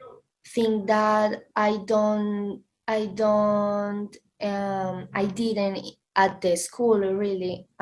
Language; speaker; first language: English; non-native, learner; Spanish